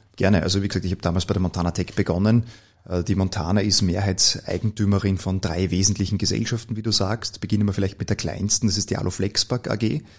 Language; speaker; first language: German; native; German